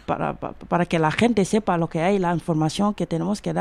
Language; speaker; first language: Spanish; non-native, fluent; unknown